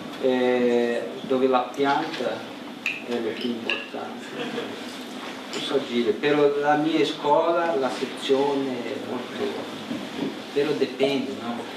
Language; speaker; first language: Italian; non-native, learner; Portuguese